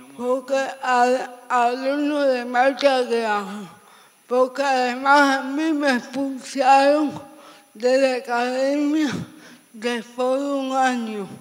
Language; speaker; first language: Spanish; native; Spanish